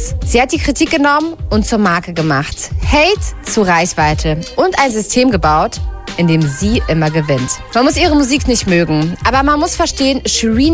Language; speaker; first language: German; native; German